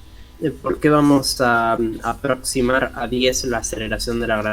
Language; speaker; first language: Spanish; native; Spanish